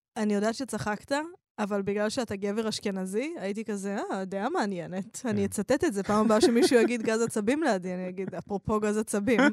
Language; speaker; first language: Hebrew; native; Hebrew